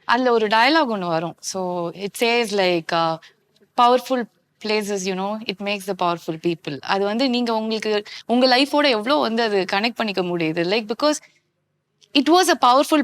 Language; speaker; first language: Tamil; native; Tamil